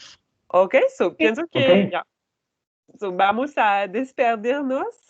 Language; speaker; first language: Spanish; non-native, learner; French